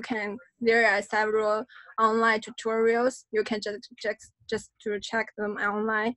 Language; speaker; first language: English; non-native, fluent; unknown